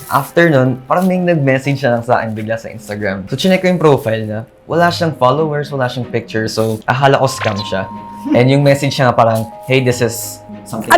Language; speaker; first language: Filipino; early bilingual, heritage; Filipino